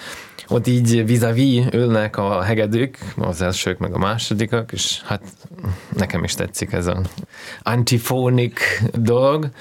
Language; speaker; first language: Hungarian; non-native, fluent; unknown